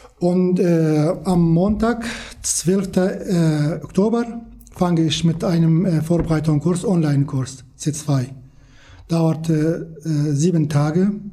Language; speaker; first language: German; non-native, learner; Kurdish